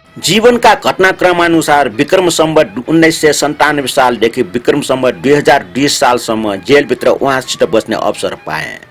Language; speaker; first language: Nepali; non-native, local second language; Newari